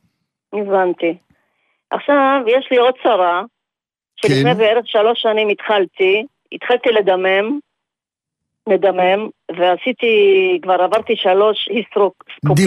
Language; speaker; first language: Hebrew; non-native, fluent; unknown